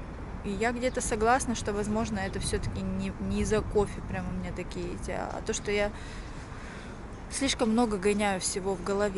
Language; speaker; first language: Russian; native; Russian